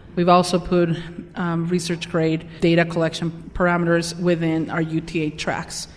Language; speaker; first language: English; non-native, fluent; Spanish